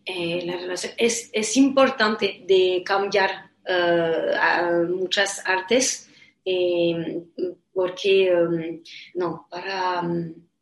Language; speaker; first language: Spanish; non-native, learner; French